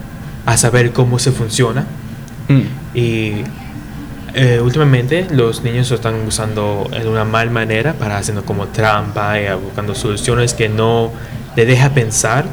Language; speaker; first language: Spanish; early bilingual, heritage; English